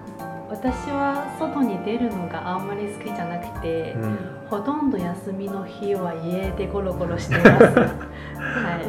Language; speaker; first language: Japanese; non-native, fluent; Chinese